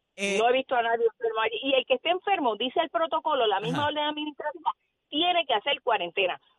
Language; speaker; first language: Spanish; native; Spanish